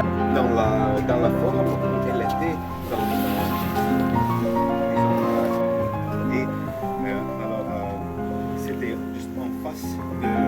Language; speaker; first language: French; non-native, fluent; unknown